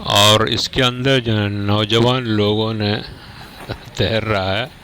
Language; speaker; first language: Hindi; non-native, local second language; Malayalam